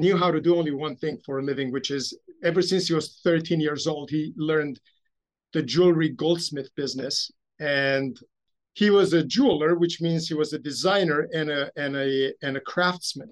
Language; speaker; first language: English; early bilingual, other home language; Romanian